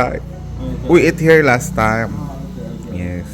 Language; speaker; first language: English; non-native, learner; Filipino